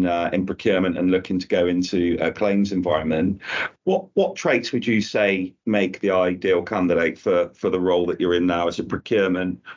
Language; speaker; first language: English; native; English